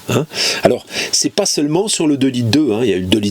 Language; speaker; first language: French; native; French